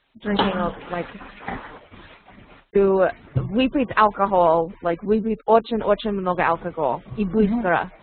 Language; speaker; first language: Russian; non-native, learner; English